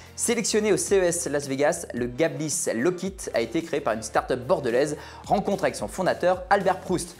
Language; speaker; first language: French; native; French